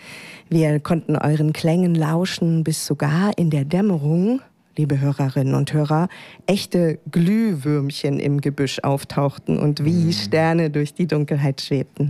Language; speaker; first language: German; native; German